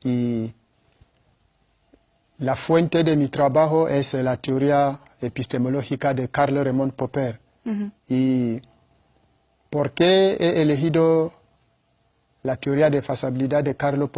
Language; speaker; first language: Spanish; non-native, fluent; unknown